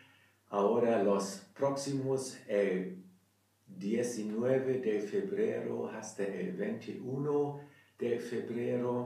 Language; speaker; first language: Spanish; non-native, learner; German